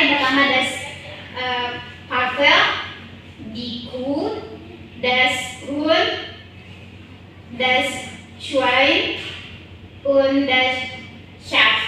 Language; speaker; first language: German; non-native, learner; Indonesian